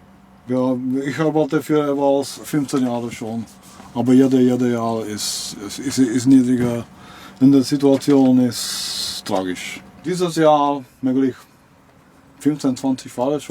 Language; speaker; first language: German; non-native, learner; Czech